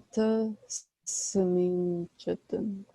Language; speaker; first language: Arabic; non-native, learner; English